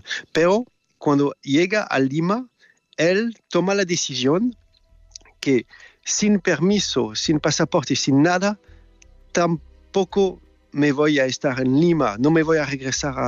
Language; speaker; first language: Spanish; non-native, fluent; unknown